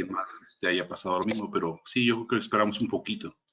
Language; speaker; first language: Spanish; native; Spanish